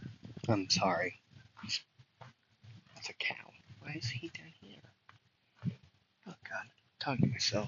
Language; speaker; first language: English; native; English